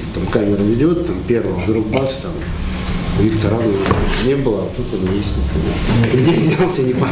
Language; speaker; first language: Russian; native; Russian